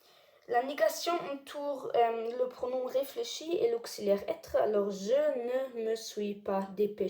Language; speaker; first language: French; non-native, learner; German